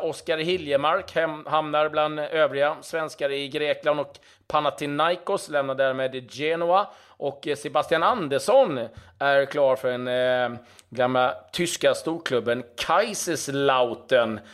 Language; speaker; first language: Swedish; native; Swedish